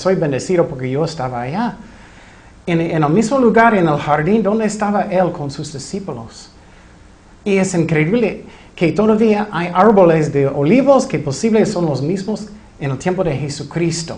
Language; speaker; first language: Spanish; non-native, fluent; English